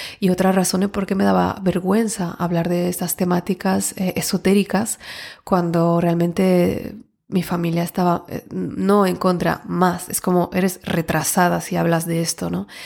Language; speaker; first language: Spanish; non-native, fluent; French